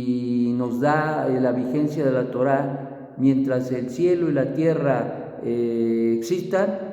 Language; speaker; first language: Spanish; native; Spanish